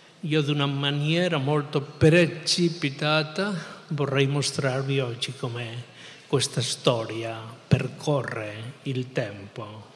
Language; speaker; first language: Italian; non-native, fluent; Spanish